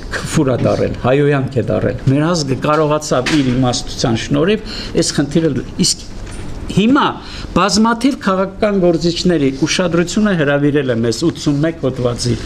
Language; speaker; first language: Armenian; native; Armenian